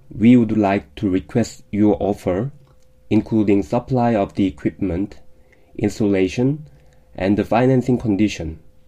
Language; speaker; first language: English; non-native, fluent; Korean